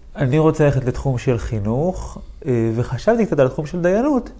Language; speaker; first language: Hebrew; early bilingual, heritage; French